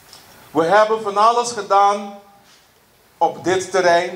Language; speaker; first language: Dutch; non-native, local second language; Papiamento